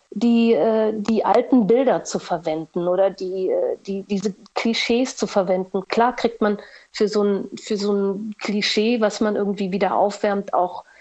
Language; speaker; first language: German; non-native, fluent; Portuguese